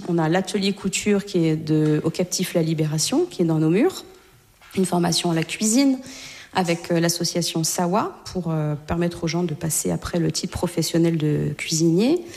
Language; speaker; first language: French; native; French